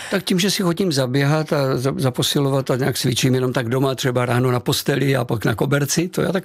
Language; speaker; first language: Czech; native; Czech